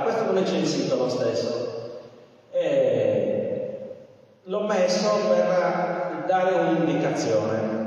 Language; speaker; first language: Italian; native; Italian